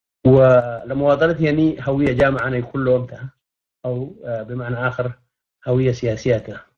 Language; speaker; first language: Arabic; non-native, local second language; Tigrinya